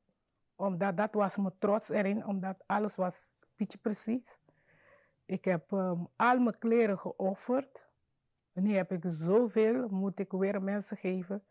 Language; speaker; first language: Dutch; non-native, learner; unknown